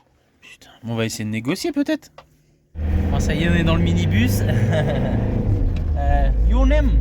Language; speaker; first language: French; native; French